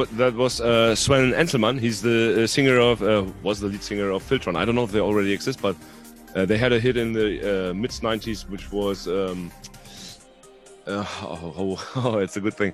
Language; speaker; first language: English; non-native, fluent; Hungarian